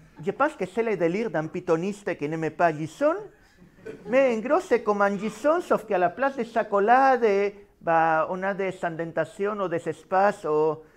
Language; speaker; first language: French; non-native, fluent; Spanish